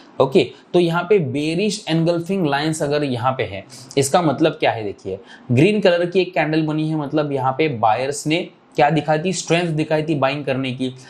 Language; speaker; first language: Hindi; non-native, local second language; Marathi